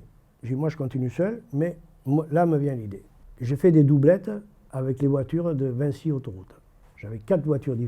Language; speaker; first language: French; native; French